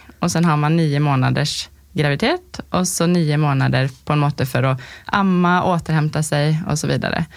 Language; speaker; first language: Swedish; native; Swedish